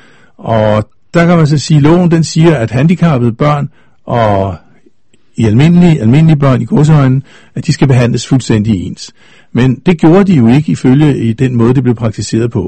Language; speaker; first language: Danish; native; Danish